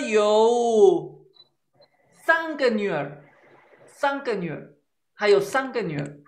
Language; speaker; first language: Chinese; non-native, fluent; Spanish